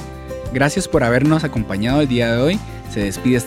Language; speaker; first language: Spanish; native; Spanish